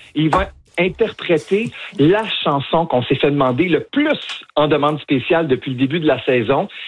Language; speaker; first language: French; native; French